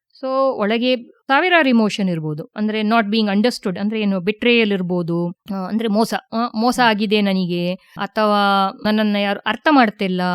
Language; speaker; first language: Kannada; native; Kannada